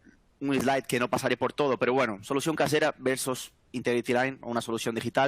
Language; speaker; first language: Spanish; native; Spanish